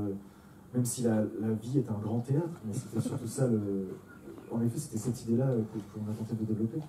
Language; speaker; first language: French; native; French